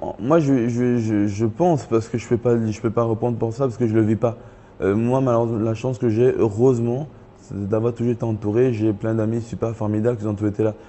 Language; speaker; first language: French; early bilingual, other home language; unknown